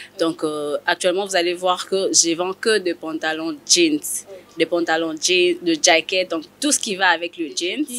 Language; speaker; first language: French; non-native, local second language; Lingala